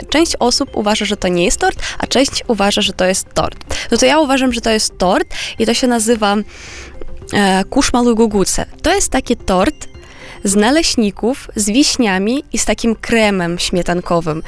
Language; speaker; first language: Polish; non-native, fluent; Romanian